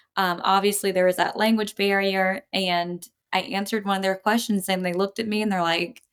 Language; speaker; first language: English; native; English